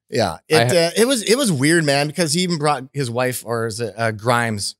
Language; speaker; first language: English; native; English